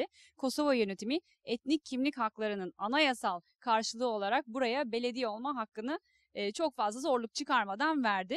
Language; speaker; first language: Turkish; native; Turkish